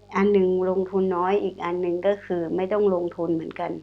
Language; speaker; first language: Thai; non-native, local second language; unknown